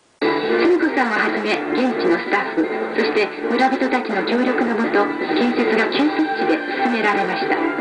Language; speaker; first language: Japanese; native; Japanese